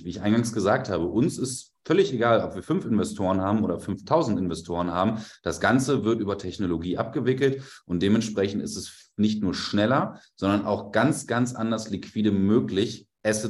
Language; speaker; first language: German; native; German